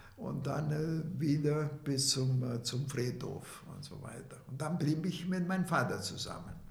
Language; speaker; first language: German; non-native, fluent; Italian